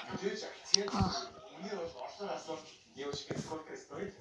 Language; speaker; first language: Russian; non-native, learner; Mongolian